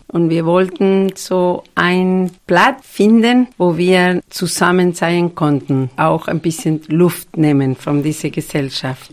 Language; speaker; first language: German; non-native, fluent; Spanish